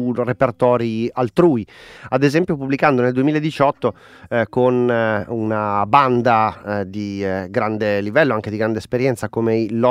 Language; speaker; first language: Italian; native; Italian